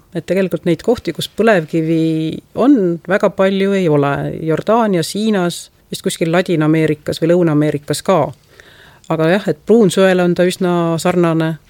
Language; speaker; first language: Estonian; native; Estonian